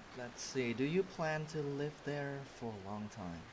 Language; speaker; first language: English; non-native, fluent; Vietnamese